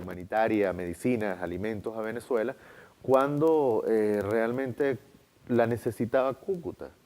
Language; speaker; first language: Spanish; native; Spanish